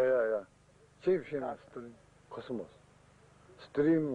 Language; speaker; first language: English; non-native, learner; Japanese